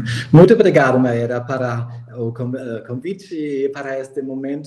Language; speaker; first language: Portuguese; non-native, fluent; German